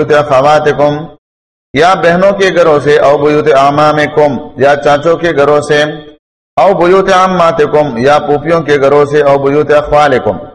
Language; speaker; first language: Urdu; non-native, local second language; Pashto